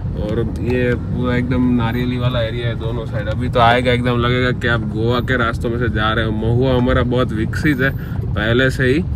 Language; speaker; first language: Hindi; non-native, local second language; Gujarati